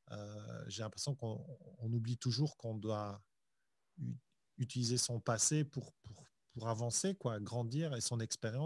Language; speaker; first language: French; native; French